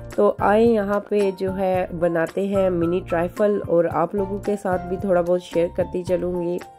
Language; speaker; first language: Urdu; non-native, local second language; Punjabi